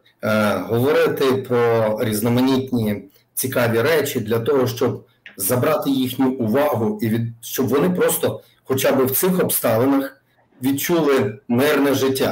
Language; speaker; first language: Ukrainian; native; Ukrainian